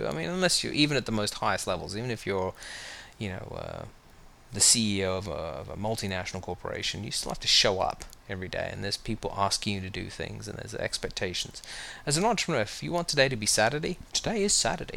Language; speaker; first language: English; native; English